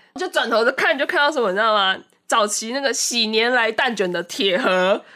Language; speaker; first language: Chinese; early bilingual, other home language; Japanese